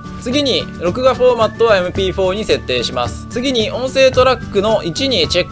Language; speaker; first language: Japanese; native; Japanese